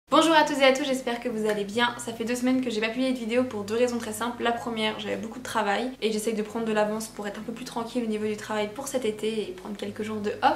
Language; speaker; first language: French; native; French